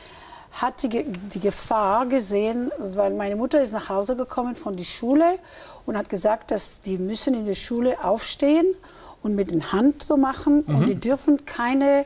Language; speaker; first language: German; early bilingual, heritage; German